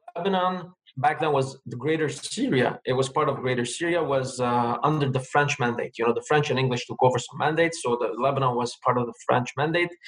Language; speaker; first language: English; non-native, fluent; Armenian